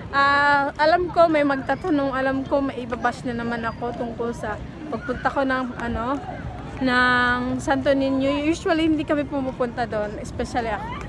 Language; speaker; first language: Filipino; non-native, local second language; Cebuano